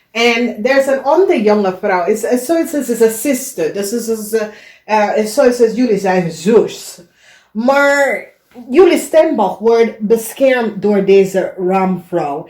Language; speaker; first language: Dutch; non-native, learner; English